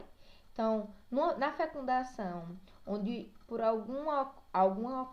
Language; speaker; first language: Portuguese; native; Portuguese